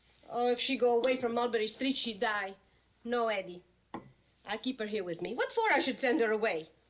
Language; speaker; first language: English; non-native, learner; Italian